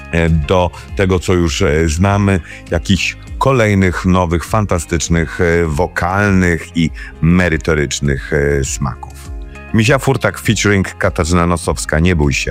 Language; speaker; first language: Polish; native; Polish